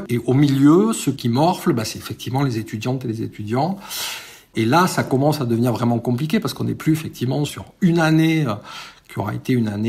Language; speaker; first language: French; native; French